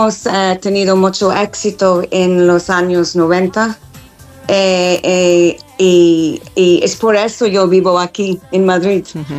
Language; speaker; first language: Spanish; non-native, fluent; English